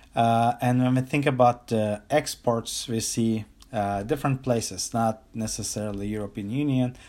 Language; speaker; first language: English; non-native, fluent; Turkish